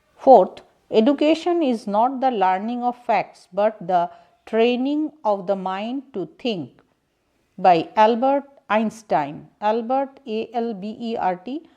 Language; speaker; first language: English; non-native, local second language; Bangla